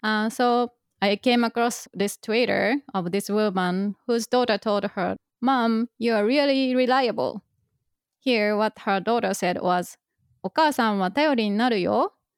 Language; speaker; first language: English; non-native, fluent; Japanese